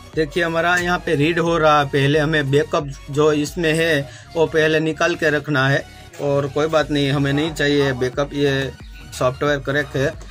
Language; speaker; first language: Hindi; non-native, local second language; Gujarati